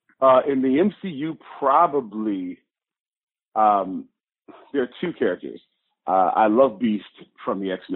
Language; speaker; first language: English; native; English